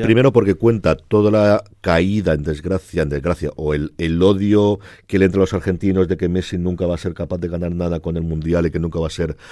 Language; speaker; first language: Spanish; native; Spanish